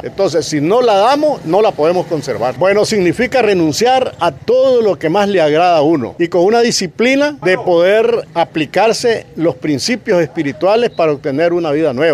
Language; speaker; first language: Spanish; native; Spanish